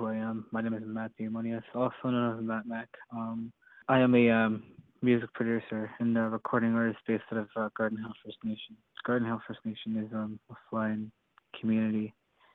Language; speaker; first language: English; native; English